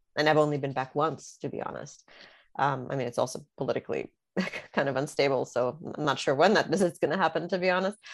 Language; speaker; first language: English; early bilingual, other home language; Russian